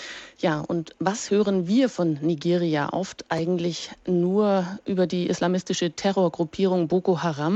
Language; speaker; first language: German; native; German